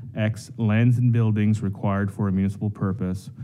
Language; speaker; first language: English; non-native, local second language; French